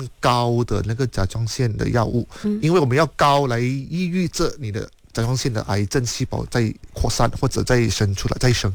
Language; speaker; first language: Chinese; native; Chinese